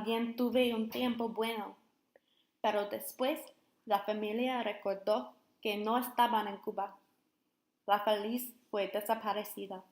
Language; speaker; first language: Spanish; non-native, learner; English